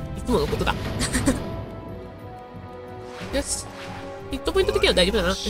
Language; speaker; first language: Japanese; native; Japanese